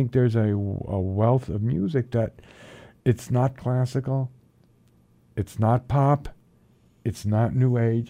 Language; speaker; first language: English; native; English